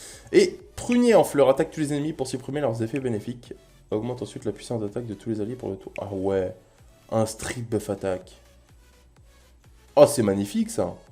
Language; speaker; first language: French; native; French